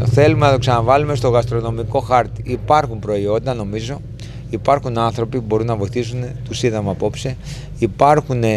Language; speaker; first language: Greek; native; Greek